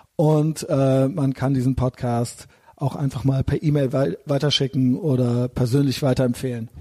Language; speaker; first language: German; native; German